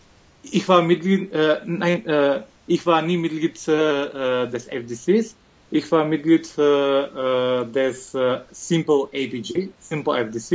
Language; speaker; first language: German; non-native, fluent; Macedonian